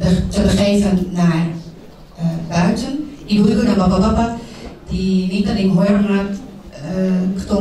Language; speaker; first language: Dutch; early bilingual, other home language; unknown